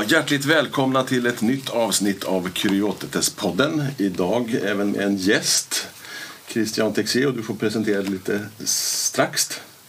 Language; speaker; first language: Swedish; native; Swedish